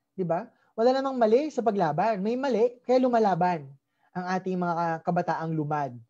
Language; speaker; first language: Filipino; native; Filipino